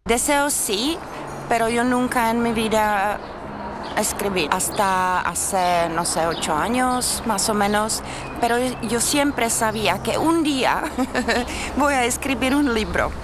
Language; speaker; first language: Spanish; non-native, learner; Czech